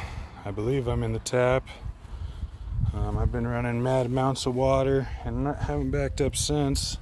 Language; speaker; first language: English; native; English